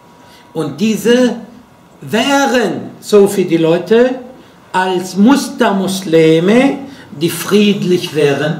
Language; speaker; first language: German; non-native, fluent; Arabic